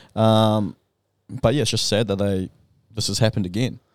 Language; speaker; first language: English; native; English